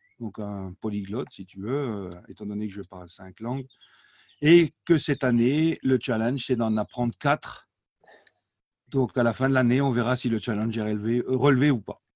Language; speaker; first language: French; non-native, local second language; Swiss German